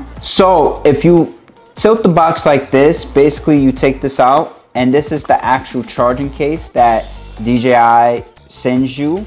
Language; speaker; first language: English; native; English